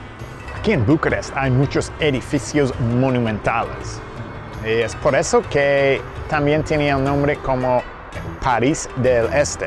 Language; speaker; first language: Spanish; non-native, fluent; English